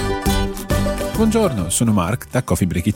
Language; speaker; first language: Italian; non-native, fluent; English